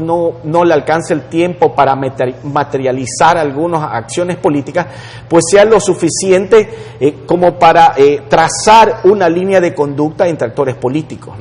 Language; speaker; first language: Spanish; native; Spanish